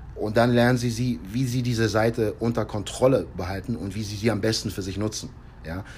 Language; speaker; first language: German; early bilingual, heritage; English